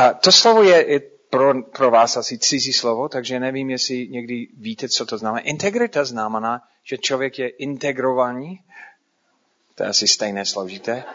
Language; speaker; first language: Czech; non-native, fluent; English